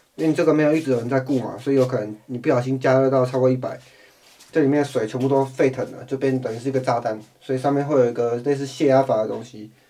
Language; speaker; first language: Chinese; native; Chinese